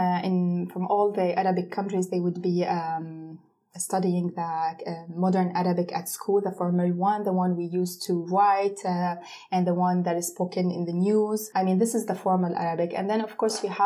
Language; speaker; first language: English; non-native, fluent; Arabic